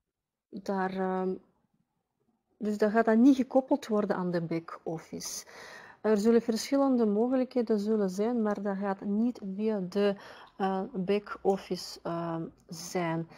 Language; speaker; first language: Dutch; non-native, fluent; Russian